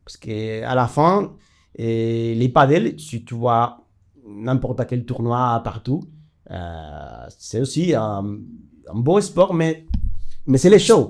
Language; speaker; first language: French; non-native, fluent; Spanish